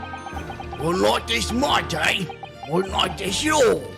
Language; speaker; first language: English; native; English